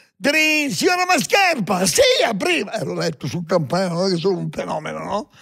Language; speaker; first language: Italian; native; Italian